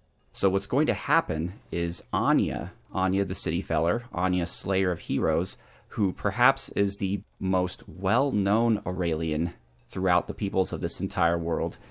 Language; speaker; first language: English; native; English